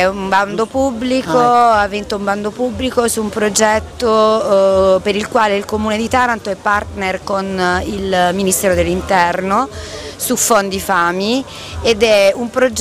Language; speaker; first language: Italian; native; Italian